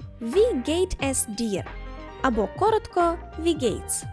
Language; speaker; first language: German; non-native, fluent; Ukrainian